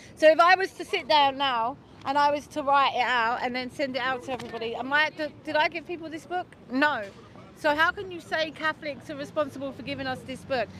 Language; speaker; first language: English; native; English